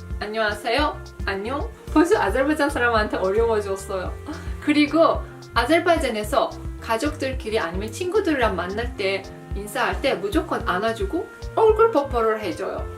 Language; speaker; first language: Korean; non-native, fluent; Azerbaijani